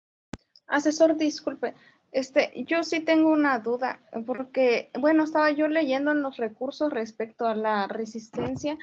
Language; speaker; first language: Spanish; native; Spanish